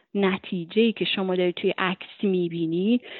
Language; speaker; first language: Persian; native; Persian